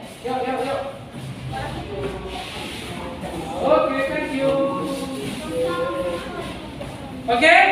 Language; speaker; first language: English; non-native, learner; Indonesian